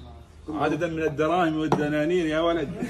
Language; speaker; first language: Arabic; native; Arabic